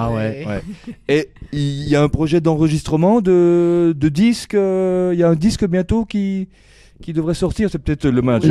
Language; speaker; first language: French; native; French